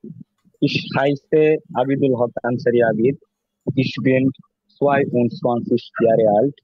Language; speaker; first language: German; non-native, learner; Bangla